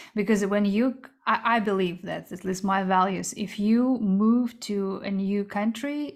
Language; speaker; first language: English; early bilingual, other home language; Korean